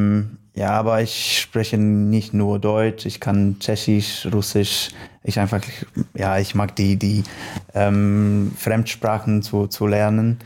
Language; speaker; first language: German; non-native, learner; Polish